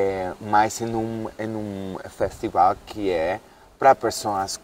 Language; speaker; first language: Portuguese; non-native, fluent; Spanish